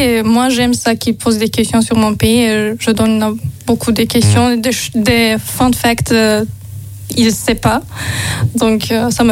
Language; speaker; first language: French; non-native, learner; Azerbaijani